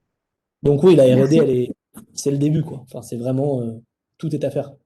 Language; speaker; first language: French; native; French